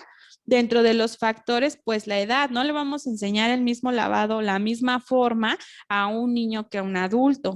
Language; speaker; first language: Spanish; native; Spanish